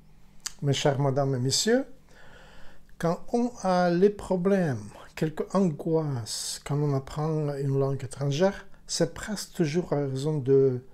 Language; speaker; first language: French; non-native, learner; Ukrainian